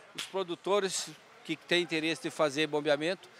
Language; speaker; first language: Portuguese; native; Portuguese